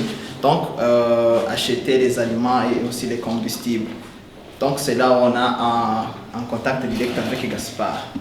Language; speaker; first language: French; non-native, local second language; Rundi